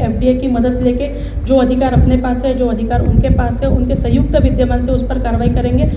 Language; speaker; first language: Hindi; non-native, local second language; Marathi